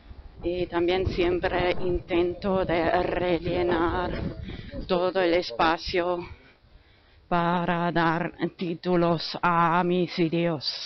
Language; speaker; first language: Spanish; non-native, fluent; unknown